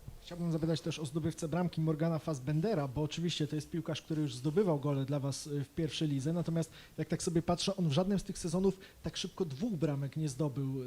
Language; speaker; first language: Polish; native; Polish